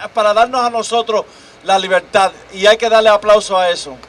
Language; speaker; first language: Spanish; early bilingual, heritage; Spanish